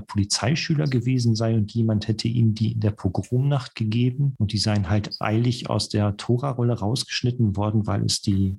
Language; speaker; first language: German; native; German